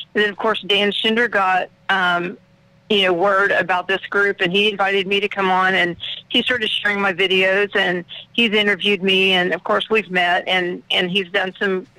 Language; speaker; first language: English; native; English